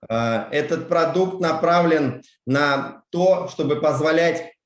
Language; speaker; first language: Russian; native; Russian